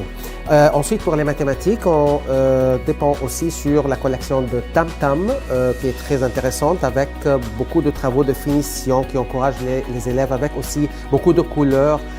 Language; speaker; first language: French; non-native, fluent; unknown